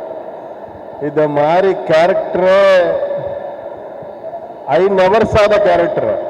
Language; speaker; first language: Tamil; non-native, learner; Telugu